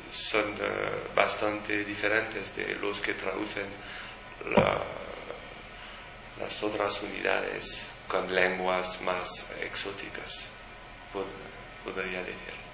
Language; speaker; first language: Spanish; non-native, fluent; French